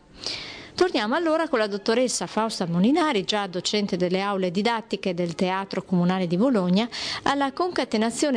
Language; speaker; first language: Italian; native; Italian